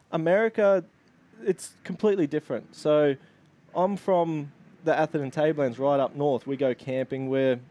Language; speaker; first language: English; native; English